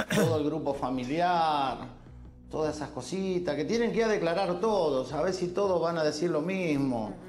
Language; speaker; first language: Spanish; native; Spanish